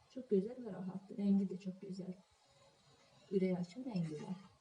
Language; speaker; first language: Turkish; non-native, learner; Azerbaijani